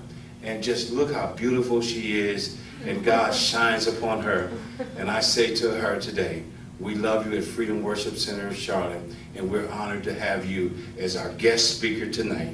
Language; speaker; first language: English; native; English